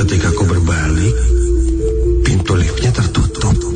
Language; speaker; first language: Indonesian; native; Indonesian